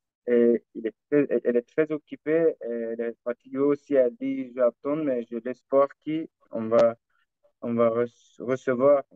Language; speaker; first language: French; non-native, learner; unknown